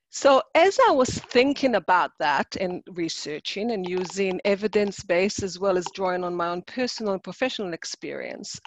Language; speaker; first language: English; non-native, fluent; Hebrew